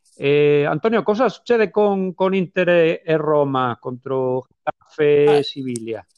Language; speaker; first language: Italian; non-native, fluent; Spanish